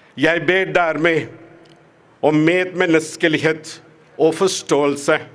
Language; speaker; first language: Norwegian; non-native, fluent; Tamil